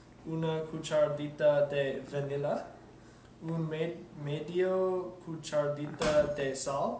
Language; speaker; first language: Spanish; non-native, learner; English